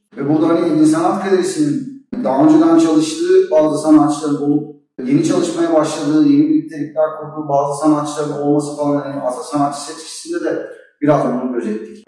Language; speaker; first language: Turkish; native; Turkish